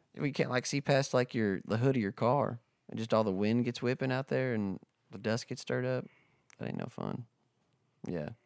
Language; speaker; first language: English; native; English